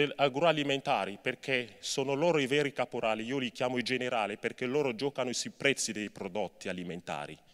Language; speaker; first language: Italian; non-native, fluent; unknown